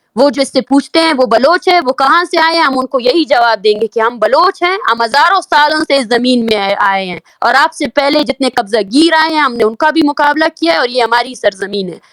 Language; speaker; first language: Urdu; non-native, local second language; Baluchi